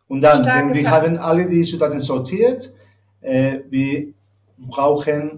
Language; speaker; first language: German; non-native, learner; Spanish